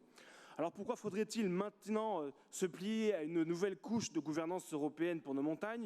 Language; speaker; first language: French; native; French